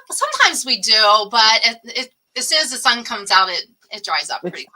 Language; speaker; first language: English; native; English